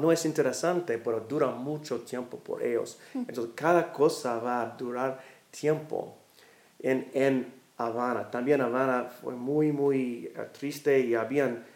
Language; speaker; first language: Spanish; non-native, fluent; English